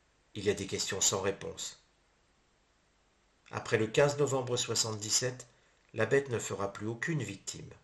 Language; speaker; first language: French; native; French